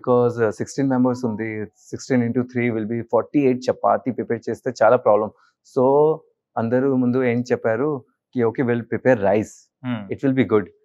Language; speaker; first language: Telugu; non-native, learner; Hindi